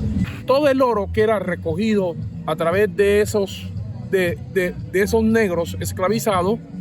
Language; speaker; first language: Spanish; native; Spanish